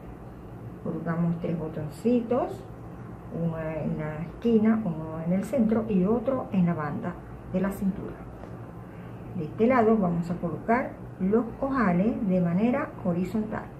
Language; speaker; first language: Spanish; native; Spanish